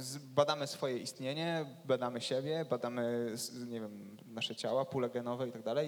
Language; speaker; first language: Polish; native; Polish